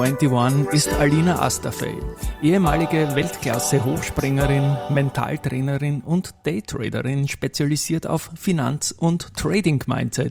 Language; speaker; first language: German; native; German